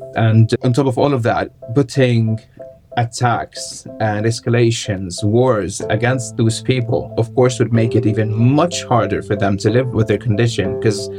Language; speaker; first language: English; non-native, fluent; Arabic